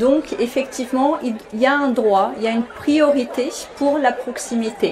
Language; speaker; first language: French; non-native, local second language; Wolof